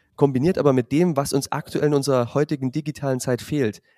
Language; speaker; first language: German; native; German